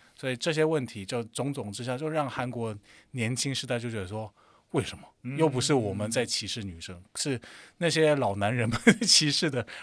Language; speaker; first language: Chinese; non-native, fluent; Korean